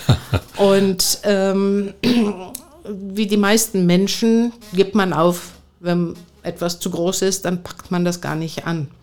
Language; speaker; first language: German; non-native, fluent; Greek